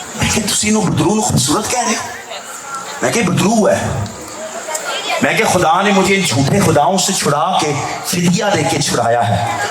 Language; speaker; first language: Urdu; non-native, local second language; Punjabi